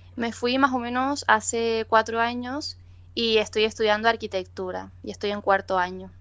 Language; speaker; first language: Spanish; native; Spanish